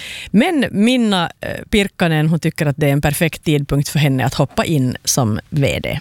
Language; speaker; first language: Swedish; native; Swedish